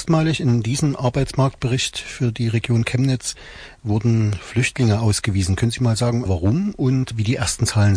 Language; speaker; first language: German; native; German